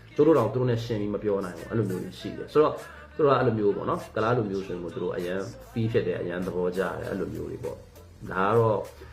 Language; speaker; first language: Burmese; non-native, local second language; Mizo